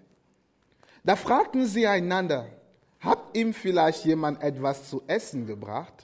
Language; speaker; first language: German; non-native, fluent; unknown